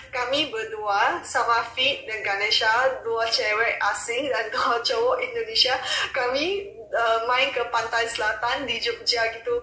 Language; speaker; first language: Malay; non-native, local second language; Chinese